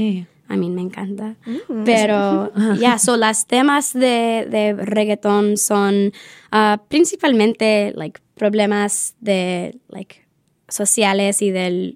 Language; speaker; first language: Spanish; early bilingual, heritage; Spanish